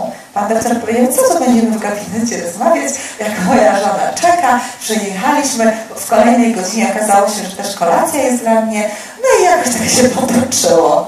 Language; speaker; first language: Polish; native; Polish